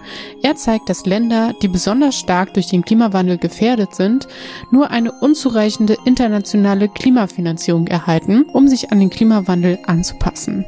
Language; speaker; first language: German; native; German